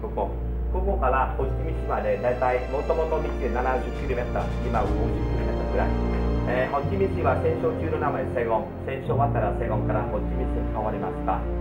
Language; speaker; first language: Japanese; non-native, learner; Vietnamese